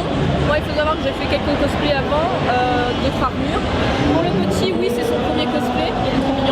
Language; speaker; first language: French; native; French